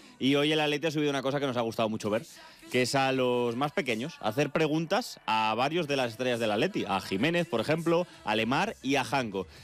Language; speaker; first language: Spanish; native; Spanish